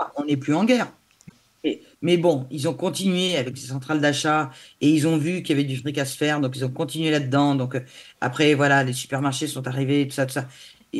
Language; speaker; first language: French; native; French